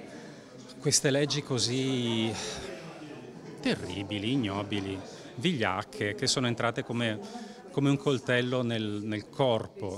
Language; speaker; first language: Italian; native; Italian